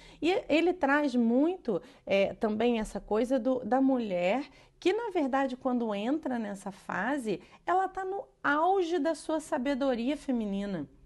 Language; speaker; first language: Portuguese; native; Portuguese